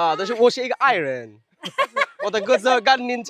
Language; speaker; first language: Chinese; non-native, fluent; Bangla